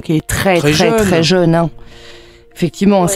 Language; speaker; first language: French; native; French